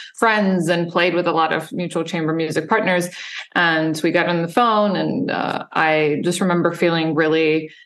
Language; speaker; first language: English; non-native, fluent; Serbian